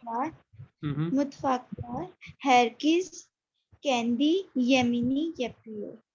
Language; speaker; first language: Turkish; non-native, learner; Urdu